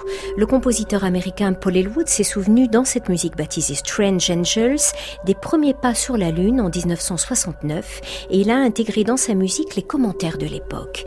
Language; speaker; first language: French; native; French